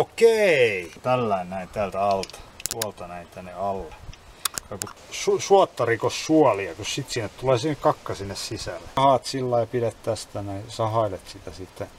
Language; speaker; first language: Finnish; native; Finnish